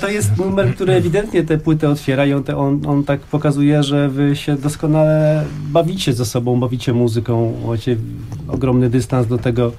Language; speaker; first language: Polish; native; Polish